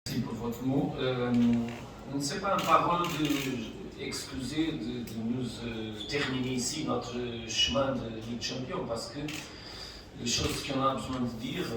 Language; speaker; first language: French; non-native, fluent; Portuguese